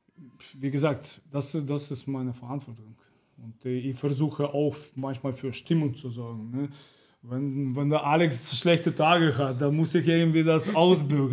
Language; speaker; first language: German; non-native, fluent; Russian